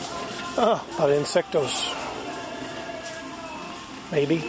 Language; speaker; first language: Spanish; non-native, learner; English